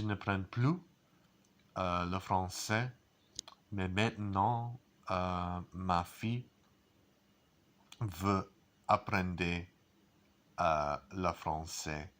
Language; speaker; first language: French; non-native, learner; English